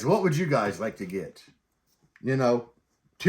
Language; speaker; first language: English; native; English